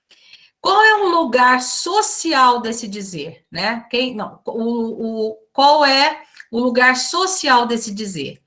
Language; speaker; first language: Portuguese; native; Portuguese